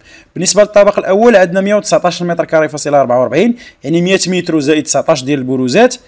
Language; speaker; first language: Arabic; native; Arabic